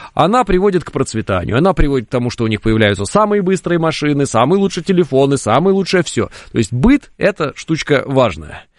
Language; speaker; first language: Russian; native; Russian